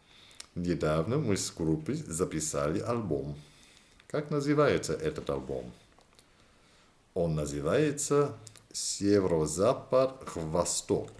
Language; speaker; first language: Russian; non-native, learner; English